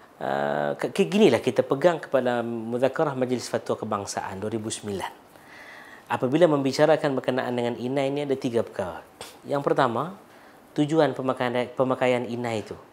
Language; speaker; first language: Malay; native; Malay